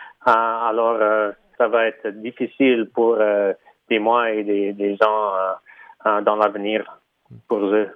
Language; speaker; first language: French; early bilingual, heritage; Ukrainian